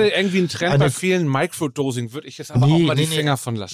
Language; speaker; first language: German; native; German